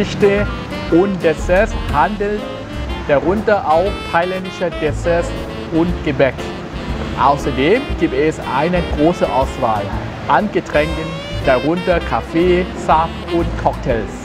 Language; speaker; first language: German; non-native, learner; Thai